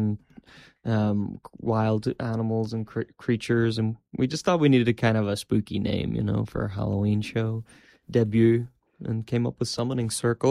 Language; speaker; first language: English; native; English